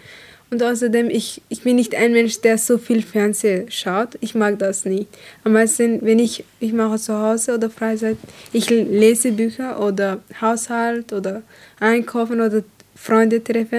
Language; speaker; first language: German; non-native, learner; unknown